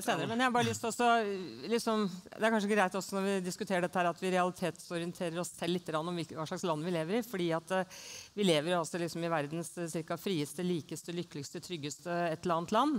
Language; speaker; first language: Norwegian; native; Norwegian